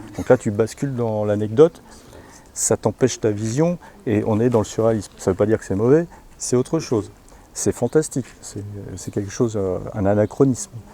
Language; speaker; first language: French; native; French